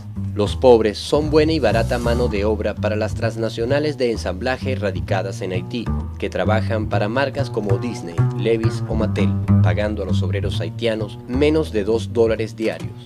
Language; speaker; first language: Spanish; native; Spanish